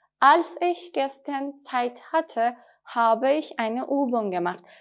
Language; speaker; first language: German; non-native, fluent; Persian